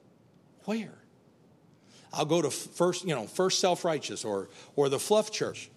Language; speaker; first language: English; native; English